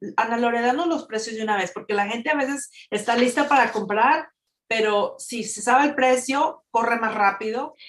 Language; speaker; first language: Spanish; native; Spanish